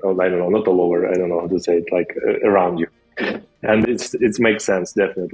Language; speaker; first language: English; non-native, fluent; Russian